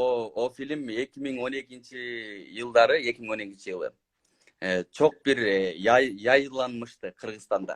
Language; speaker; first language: Turkish; non-native, learner; Kyrgyz